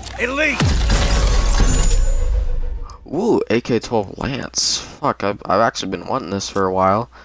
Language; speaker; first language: English; native; English